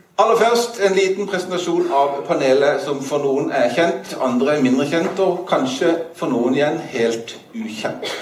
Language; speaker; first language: Norwegian; native; Norwegian